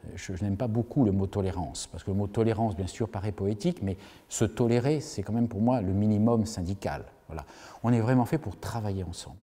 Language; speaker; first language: French; native; French